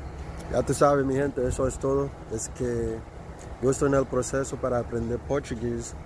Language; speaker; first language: Spanish; non-native, learner; Haitian Creole